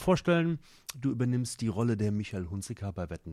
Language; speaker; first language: German; native; German